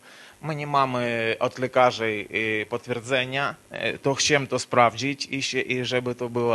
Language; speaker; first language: Polish; non-native, learner; Ukrainian